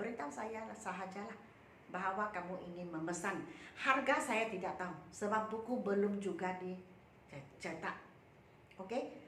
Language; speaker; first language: Malay; non-native, local second language; Chinese